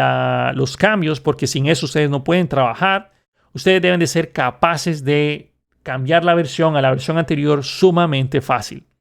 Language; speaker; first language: Spanish; native; Spanish